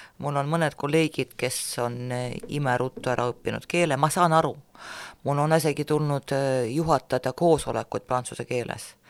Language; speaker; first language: Estonian; non-native, local second language; Russian